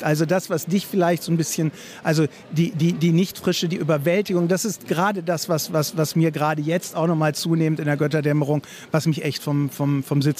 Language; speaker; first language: German; native; German